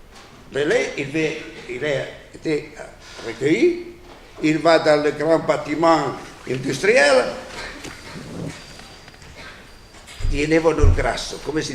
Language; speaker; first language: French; non-native, fluent; Italian